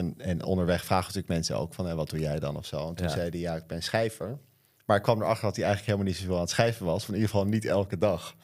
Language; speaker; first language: Dutch; native; Dutch